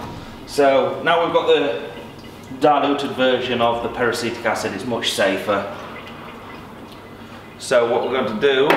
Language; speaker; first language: English; native; English